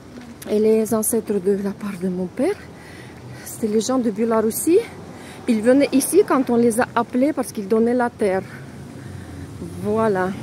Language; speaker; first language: French; non-native, fluent; Russian